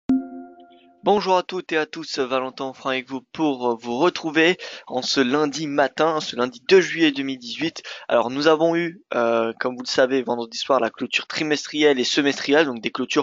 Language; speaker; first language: French; native; French